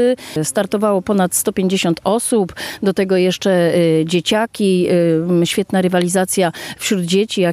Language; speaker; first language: Polish; native; Polish